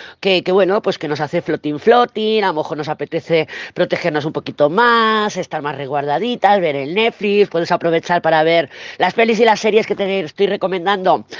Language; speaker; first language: Spanish; native; Spanish